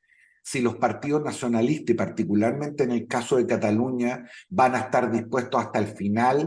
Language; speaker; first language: Spanish; native; Spanish